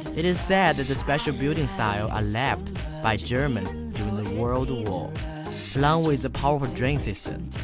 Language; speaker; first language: English; non-native, fluent; Chinese